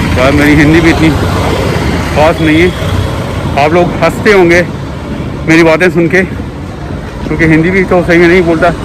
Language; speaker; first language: Hindi; non-native, fluent; Punjabi